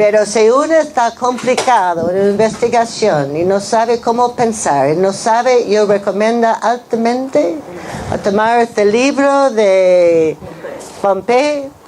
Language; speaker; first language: Spanish; non-native, fluent; English